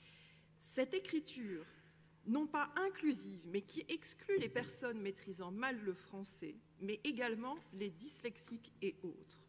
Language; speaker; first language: French; native; French